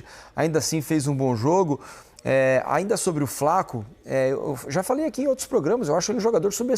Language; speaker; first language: Portuguese; native; Portuguese